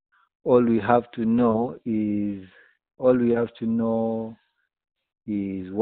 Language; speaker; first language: English; non-native, local second language; Ganda